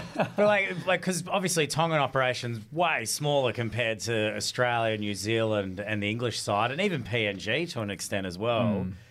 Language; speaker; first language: English; early bilingual, other home language; Tongan